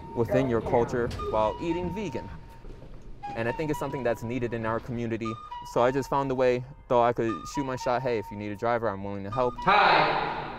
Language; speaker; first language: English; native; English